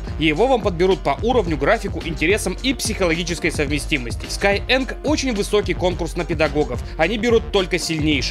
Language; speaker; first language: Russian; native; Russian